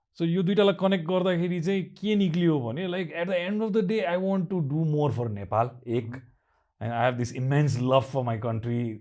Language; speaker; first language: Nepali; native; Nepali